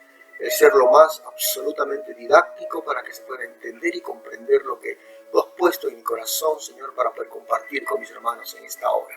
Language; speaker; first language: Spanish; native; Spanish